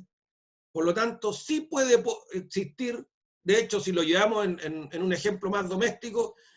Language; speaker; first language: Spanish; native; Spanish